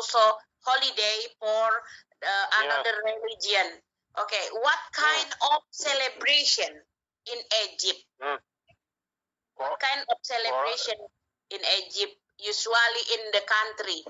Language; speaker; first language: English; non-native, learner; Indonesian